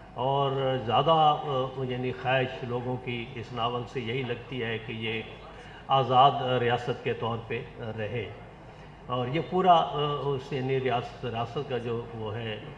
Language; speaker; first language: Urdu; non-native, local second language; Saraiki